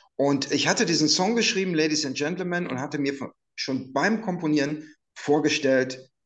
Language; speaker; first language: German; native; German